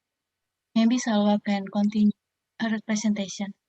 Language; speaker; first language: English; non-native, learner; Indonesian